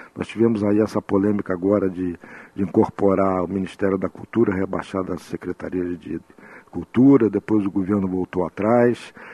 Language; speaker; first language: Portuguese; native; Portuguese